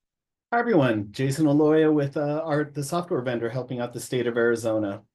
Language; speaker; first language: English; native; English